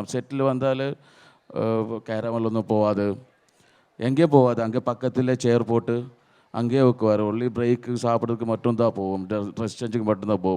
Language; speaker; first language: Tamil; non-native, learner; Malayalam